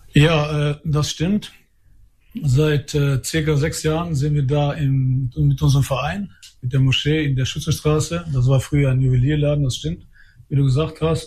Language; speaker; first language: German; early bilingual, other home language; Albanian